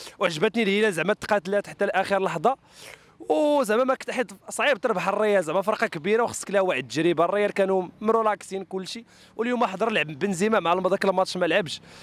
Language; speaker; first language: Arabic; native; Arabic